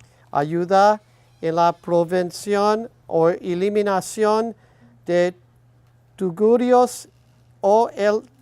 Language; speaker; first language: Spanish; non-native, learner; English